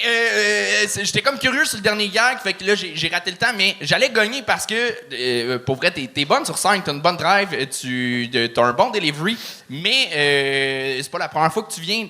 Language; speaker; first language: French; native; French